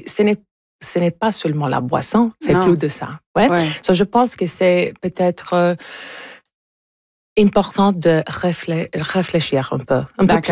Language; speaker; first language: French; early bilingual, heritage; English